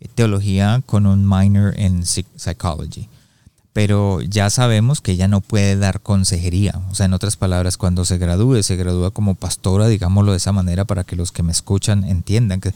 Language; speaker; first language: Spanish; native; Spanish